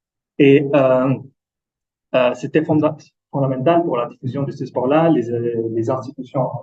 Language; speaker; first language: French; non-native, fluent; Italian